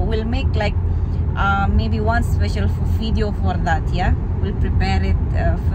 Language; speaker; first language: English; non-native, fluent; Indonesian